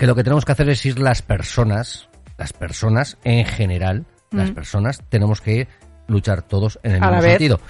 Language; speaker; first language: Spanish; native; Spanish